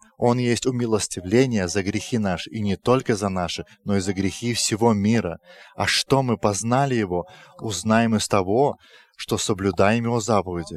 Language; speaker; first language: Russian; non-native, fluent; Lithuanian